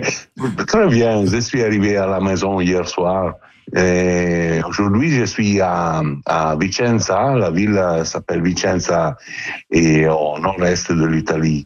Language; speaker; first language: French; non-native, learner; Italian